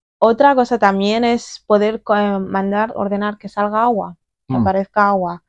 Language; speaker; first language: Spanish; early bilingual, other home language; English